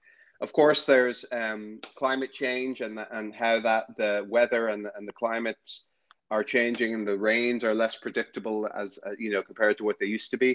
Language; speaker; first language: English; native; English